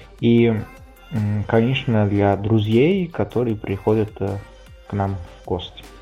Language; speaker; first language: Russian; non-native, fluent; Italian